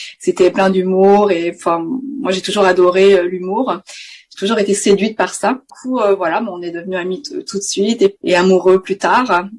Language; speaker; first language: French; native; French